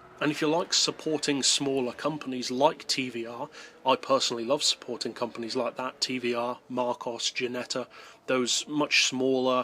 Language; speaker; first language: English; native; English